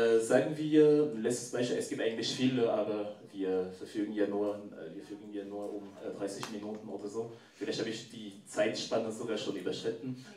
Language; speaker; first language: German; non-native, fluent; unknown